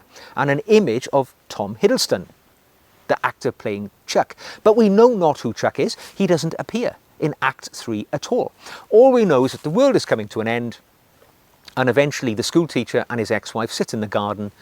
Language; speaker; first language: English; native; English